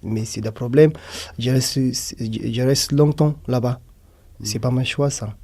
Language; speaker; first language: French; non-native, learner; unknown